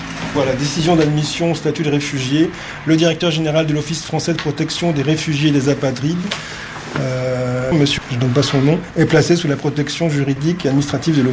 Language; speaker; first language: French; native; French